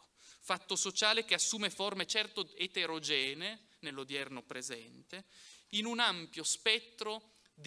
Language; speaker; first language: Italian; native; Italian